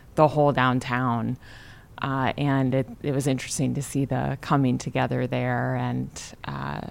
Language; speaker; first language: English; native; English